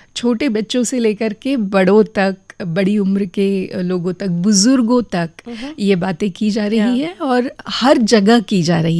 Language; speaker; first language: Hindi; non-native, local second language; Marathi